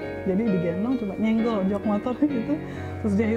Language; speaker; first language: Indonesian; native; Indonesian